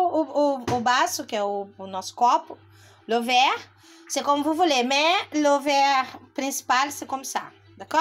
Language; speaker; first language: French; non-native, learner; Portuguese